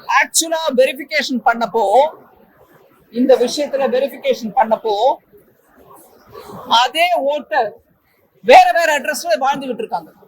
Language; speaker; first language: Tamil; native; Tamil